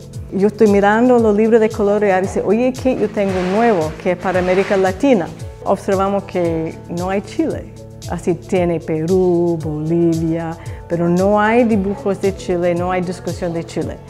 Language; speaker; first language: Spanish; non-native, learner; English